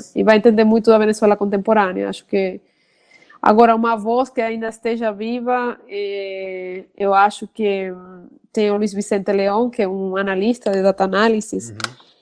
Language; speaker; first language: Portuguese; non-native, fluent; Spanish